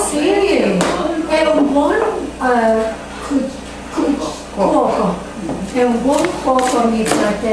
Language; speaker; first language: Italian; non-native, learner; English